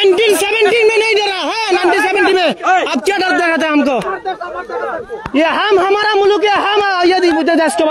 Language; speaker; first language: Hindi; non-native, learner; Bangla